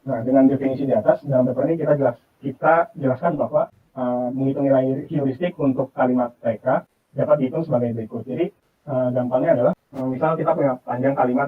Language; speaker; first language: Indonesian; native; Indonesian